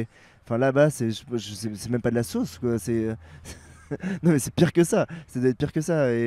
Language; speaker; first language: French; native; French